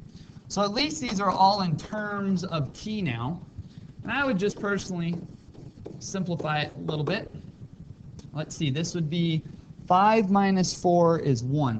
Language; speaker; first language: English; native; English